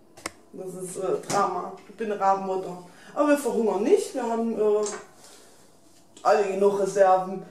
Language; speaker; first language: German; native; German